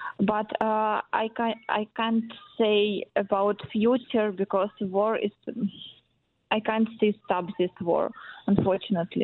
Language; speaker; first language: English; non-native, learner; Ukrainian